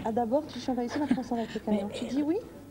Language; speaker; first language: French; native; French